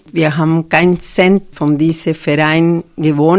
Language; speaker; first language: German; non-native, fluent; Spanish